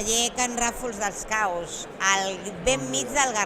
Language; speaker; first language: Catalan; native; Catalan